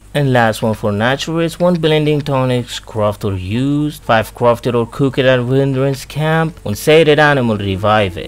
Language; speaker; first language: English; non-native, fluent; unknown